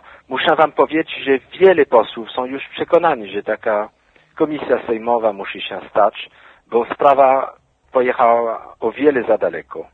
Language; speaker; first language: Polish; non-native, fluent; French